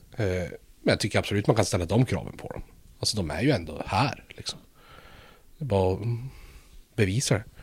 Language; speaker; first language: Swedish; native; Swedish